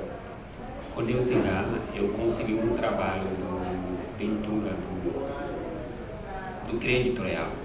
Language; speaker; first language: Portuguese; non-native, learner; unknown